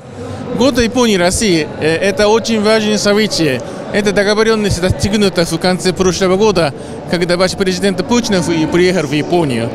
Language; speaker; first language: Russian; non-native, fluent; Japanese